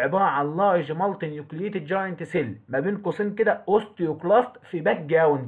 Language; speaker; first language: Arabic; native; Arabic